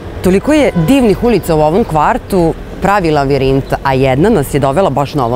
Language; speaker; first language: Serbian; native; Serbian